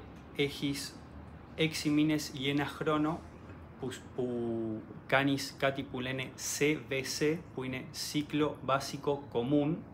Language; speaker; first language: Greek; early bilingual, heritage; Spanish